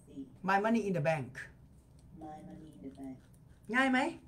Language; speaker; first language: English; non-native, fluent; Thai